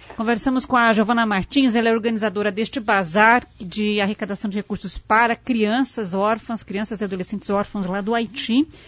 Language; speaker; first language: Portuguese; native; Portuguese